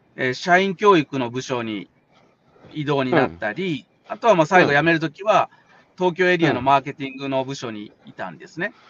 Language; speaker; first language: Japanese; native; Japanese